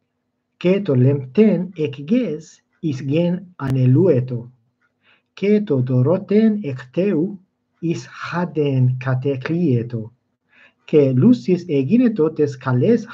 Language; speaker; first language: Greek; non-native, fluent; English